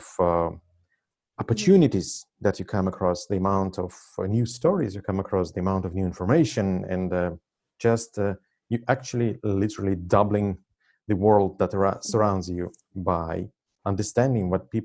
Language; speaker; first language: English; non-native, fluent; Russian